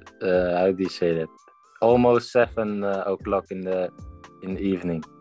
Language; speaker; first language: English; non-native, fluent; Dutch